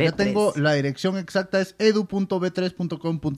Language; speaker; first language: Spanish; native; Spanish